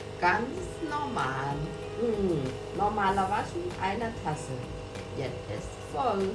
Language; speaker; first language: German; non-native, learner; Thai